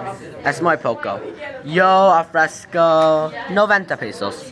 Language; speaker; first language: Spanish; non-native, learner; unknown